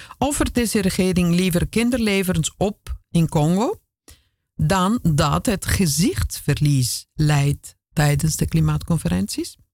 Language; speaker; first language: Dutch; non-native, fluent; Italian